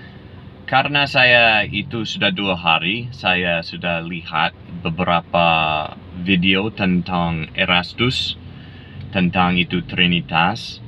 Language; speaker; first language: Indonesian; non-native, fluent; English